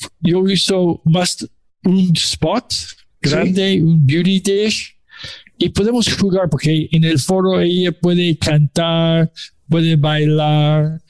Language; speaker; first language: Spanish; non-native, learner; English